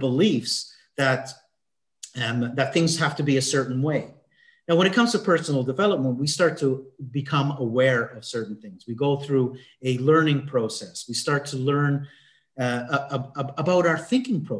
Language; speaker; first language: English; native; English